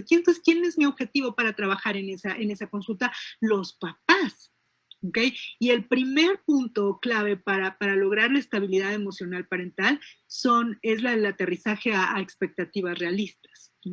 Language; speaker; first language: Spanish; native; Spanish